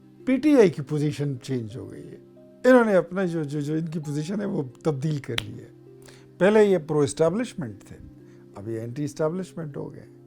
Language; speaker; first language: Urdu; non-native, local second language; Pashto